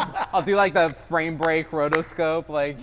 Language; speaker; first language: English; native; English